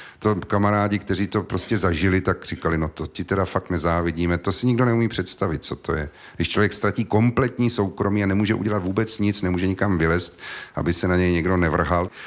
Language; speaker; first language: Czech; native; Czech